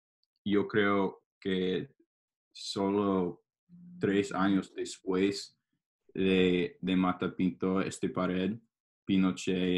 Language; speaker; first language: Spanish; non-native, learner; English